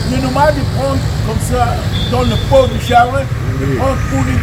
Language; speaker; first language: French; non-native, learner; Arabic